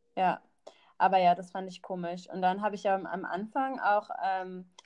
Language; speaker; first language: German; non-native, local second language; Thai